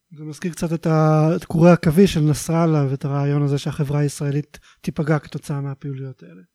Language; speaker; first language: Hebrew; native; Hebrew